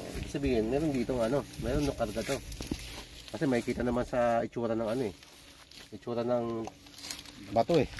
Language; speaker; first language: Filipino; non-native, local second language; Cebuano